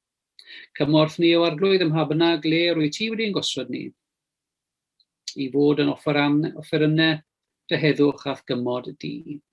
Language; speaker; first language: Welsh; native; Welsh